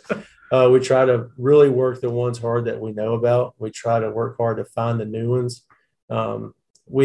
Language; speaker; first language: English; native; English